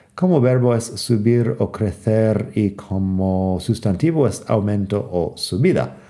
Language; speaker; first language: Spanish; non-native, fluent; English